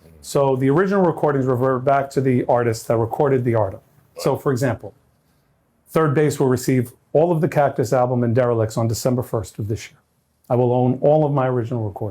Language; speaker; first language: English; native; English